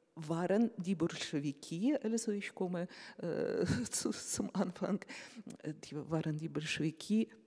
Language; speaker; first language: German; non-native, fluent; Russian